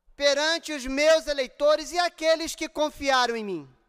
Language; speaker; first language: Portuguese; native; Portuguese